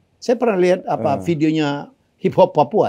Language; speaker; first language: Indonesian; native; Indonesian